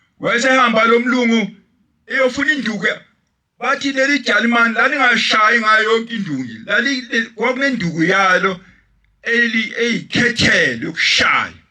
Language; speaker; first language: Zulu; native; Zulu